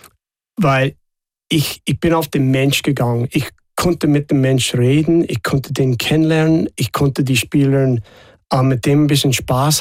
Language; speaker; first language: German; non-native, fluent; English